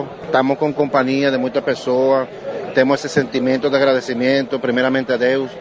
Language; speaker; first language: Portuguese; non-native, learner; Spanish